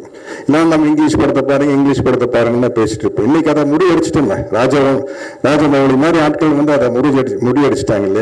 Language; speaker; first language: Tamil; native; Tamil